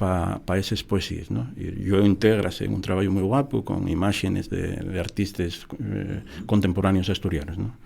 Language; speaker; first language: Spanish; native; Spanish